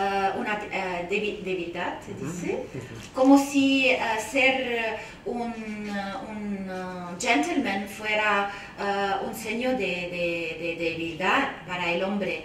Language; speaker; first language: Spanish; non-native, fluent; Arabic